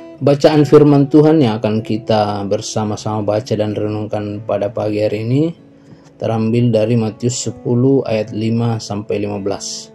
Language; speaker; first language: Indonesian; native; Indonesian